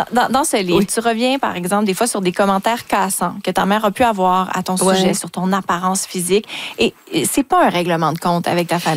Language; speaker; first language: French; native; French